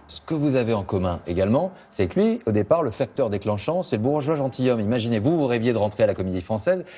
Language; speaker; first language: French; native; French